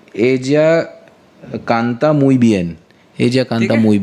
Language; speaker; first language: Spanish; non-native, learner; Hindi